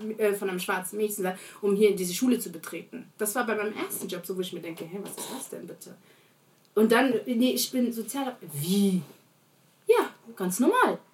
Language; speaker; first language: German; early bilingual, other home language; Portuguese